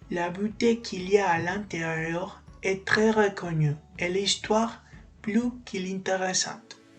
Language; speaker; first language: French; non-native, learner; Spanish